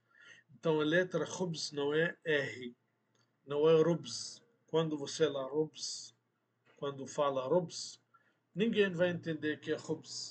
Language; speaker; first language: Portuguese; non-native, fluent; Arabic